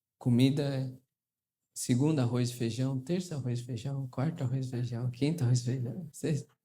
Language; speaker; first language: Portuguese; early bilingual, other home language; Spanish